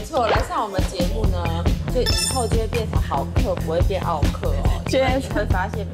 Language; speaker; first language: Chinese; native; Chinese